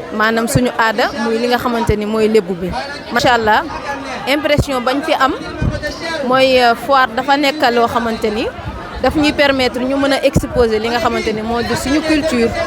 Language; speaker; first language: Wolof; native; Wolof